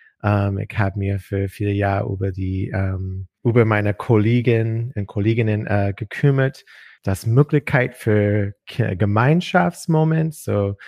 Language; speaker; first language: German; non-native, learner; English